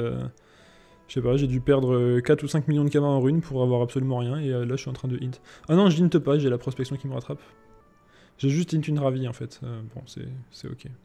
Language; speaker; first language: French; native; French